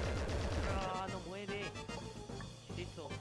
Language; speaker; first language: Spanish; native; Spanish